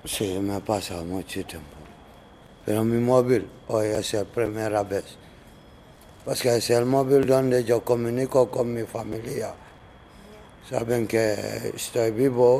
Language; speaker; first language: Spanish; non-native, learner; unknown